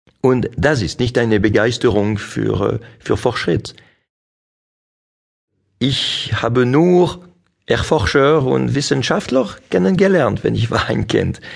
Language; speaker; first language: German; non-native, local second language; French